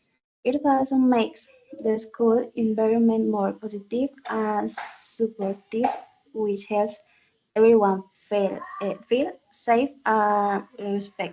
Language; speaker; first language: English; non-native, learner; Spanish